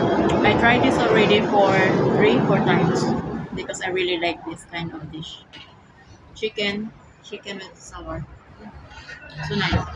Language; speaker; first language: English; non-native, learner; Filipino